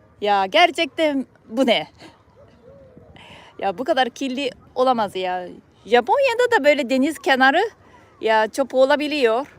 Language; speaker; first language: Turkish; non-native, fluent; Japanese